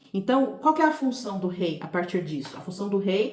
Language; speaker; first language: Portuguese; native; Portuguese